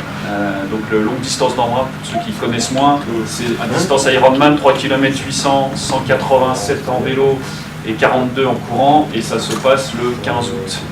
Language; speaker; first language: French; native; French